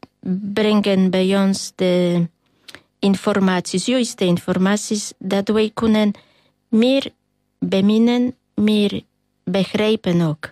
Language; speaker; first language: Dutch; non-native, learner; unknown